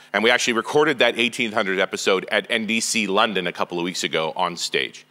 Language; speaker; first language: English; native; English